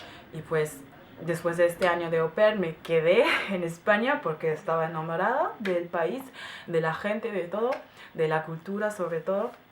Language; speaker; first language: Spanish; non-native, fluent; German